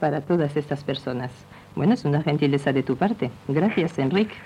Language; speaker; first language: Spanish; non-native, local second language; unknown